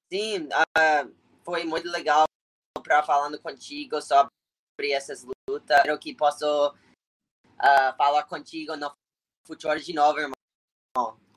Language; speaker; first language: Portuguese; non-native, learner; English